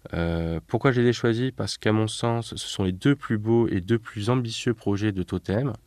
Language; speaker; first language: French; native; French